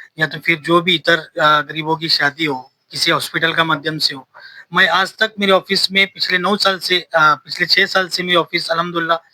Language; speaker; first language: Hindi; native; Hindi